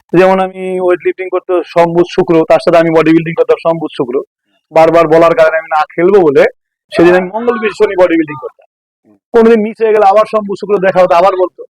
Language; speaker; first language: Bangla; native; Bangla